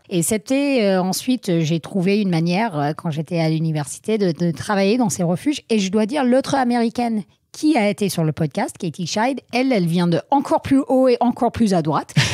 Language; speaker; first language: French; non-native, fluent; English